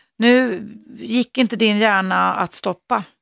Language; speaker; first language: Swedish; native; Swedish